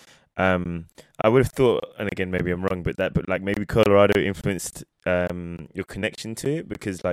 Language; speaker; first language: English; native; English